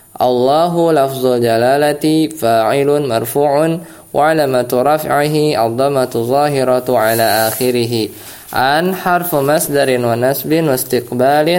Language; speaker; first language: Arabic; non-native, fluent; Indonesian